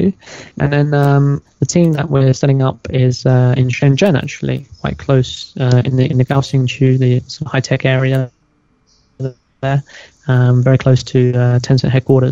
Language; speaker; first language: English; native; English